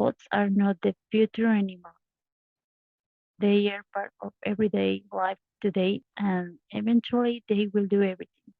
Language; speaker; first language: English; non-native, learner; Spanish